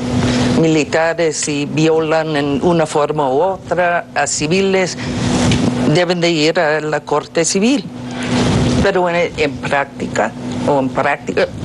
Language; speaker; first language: Spanish; non-native, fluent; English